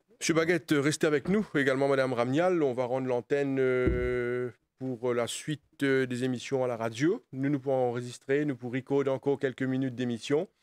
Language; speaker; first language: French; non-native, local second language; Morisyen